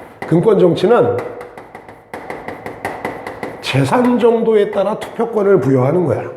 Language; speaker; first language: Korean; native; Korean